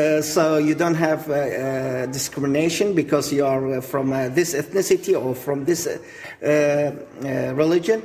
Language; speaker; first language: English; non-native, fluent; Assyrian Neo-Aramaic